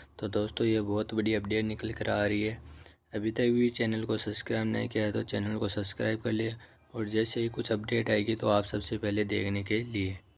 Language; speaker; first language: Hindi; native; Hindi